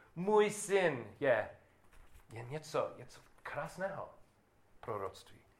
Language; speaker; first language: Czech; non-native, learner; English